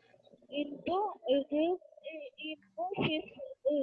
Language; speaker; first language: French; non-native, learner; Arabic